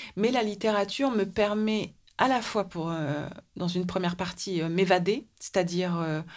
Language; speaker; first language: French; native; French